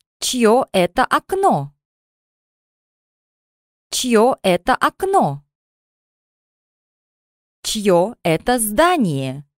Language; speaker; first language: Russian; non-native, learner; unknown